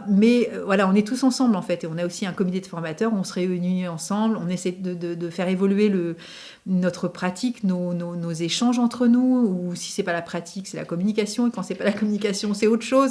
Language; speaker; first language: French; native; French